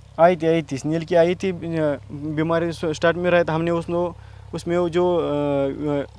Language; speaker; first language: Hindi; non-native, local second language; Marathi